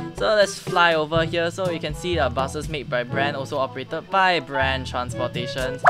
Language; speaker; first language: English; non-native, local second language; Korean